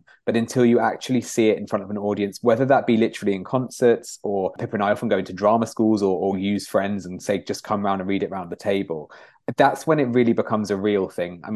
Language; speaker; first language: English; native; English